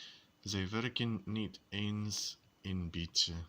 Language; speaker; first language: Dutch; non-native, learner; English